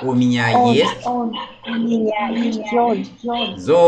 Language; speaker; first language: Russian; non-native, fluent; Vietnamese